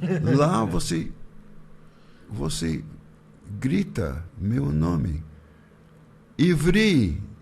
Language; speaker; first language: Portuguese; non-native, fluent; English